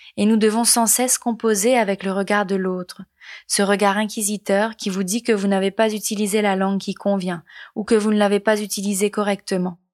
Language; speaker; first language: French; non-native, local second language; Morisyen